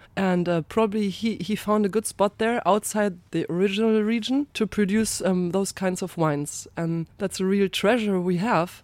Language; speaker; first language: English; non-native, fluent; German